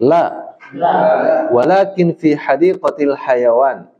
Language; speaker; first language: Arabic; non-native, fluent; Indonesian